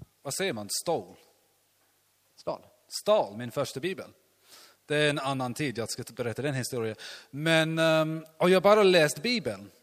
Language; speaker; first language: Swedish; non-native, learner; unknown